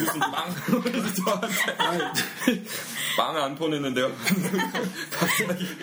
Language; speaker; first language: Korean; non-native, fluent; English